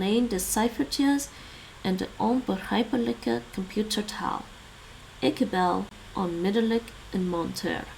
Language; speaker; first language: Dutch; non-native, learner; English